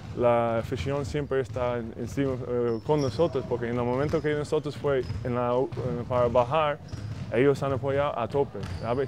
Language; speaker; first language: Spanish; non-native, fluent; English